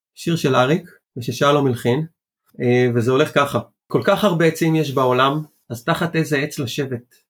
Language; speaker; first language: Hebrew; early bilingual, other home language; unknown